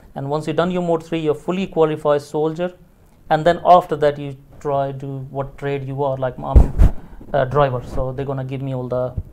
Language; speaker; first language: English; non-native, fluent; Punjabi